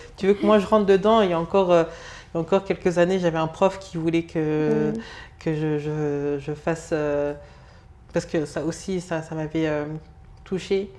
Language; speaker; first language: French; early bilingual, other home language; Lingala